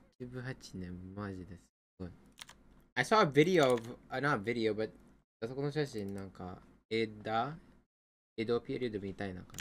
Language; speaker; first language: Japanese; non-native, fluent; English